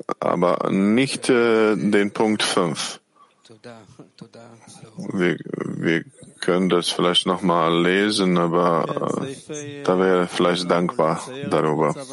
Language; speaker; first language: German; non-native, fluent; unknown